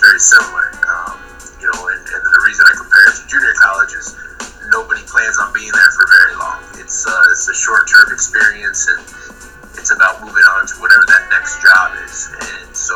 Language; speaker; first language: English; native; English